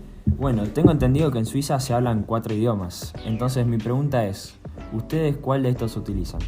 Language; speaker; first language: Spanish; native; Spanish